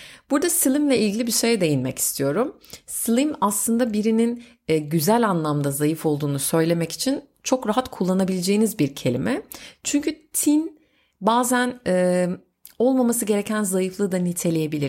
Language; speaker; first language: Turkish; native; Turkish